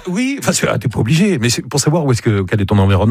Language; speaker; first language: French; native; French